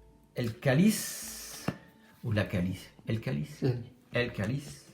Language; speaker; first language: Spanish; non-native, learner; French